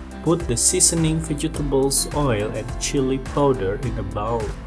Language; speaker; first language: English; non-native, fluent; Indonesian